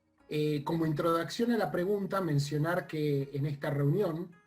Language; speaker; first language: Spanish; native; Spanish